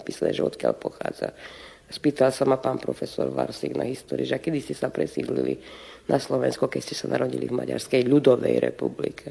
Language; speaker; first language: Slovak; early bilingual, heritage; Slovak